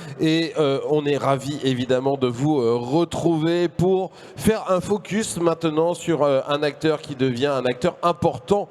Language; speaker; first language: French; native; French